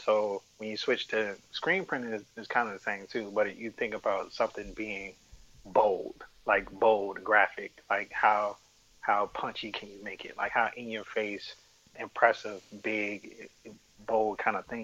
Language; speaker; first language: English; native; English